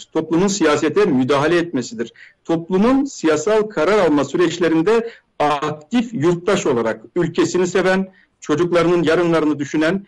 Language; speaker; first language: Turkish; native; Turkish